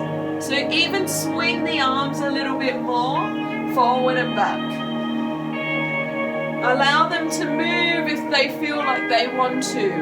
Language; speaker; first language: English; native; English